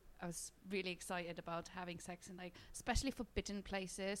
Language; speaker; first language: English; non-native, fluent; Icelandic